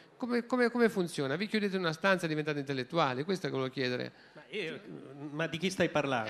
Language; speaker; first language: Italian; native; Italian